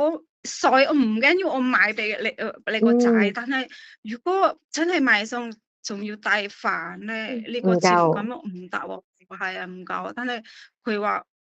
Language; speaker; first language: Cantonese; non-native, fluent; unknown